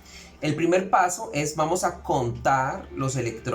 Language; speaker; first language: Spanish; native; Spanish